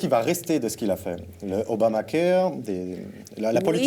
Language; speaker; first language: French; native; French